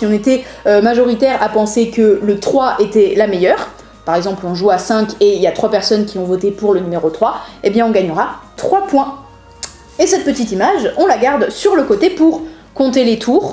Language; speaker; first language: French; native; French